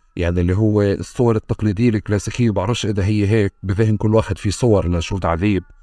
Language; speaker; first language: Arabic; native; Arabic